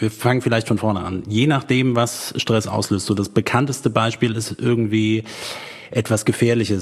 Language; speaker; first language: German; native; German